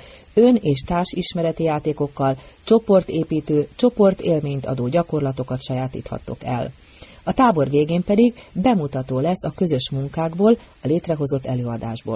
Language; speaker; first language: Hungarian; native; Hungarian